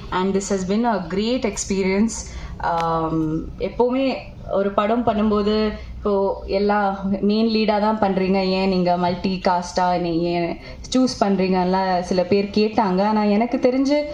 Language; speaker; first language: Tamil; non-native, local second language; Malayalam